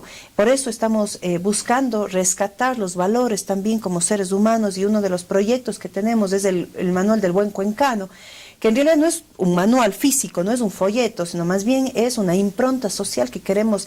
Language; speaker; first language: Spanish; native; Spanish